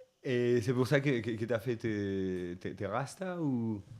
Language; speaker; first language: French; non-native, fluent; Spanish